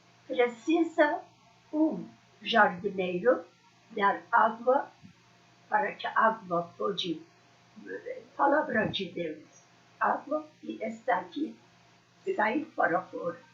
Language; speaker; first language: Portuguese; non-native, learner; Persian